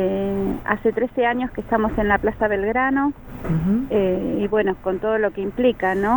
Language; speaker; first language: Spanish; native; Spanish